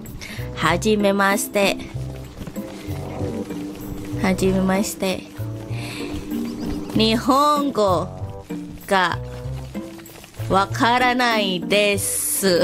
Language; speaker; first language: Japanese; non-native, learner; Indonesian